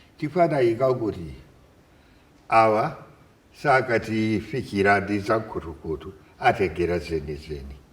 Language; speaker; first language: Nyanja; non-native, fluent; French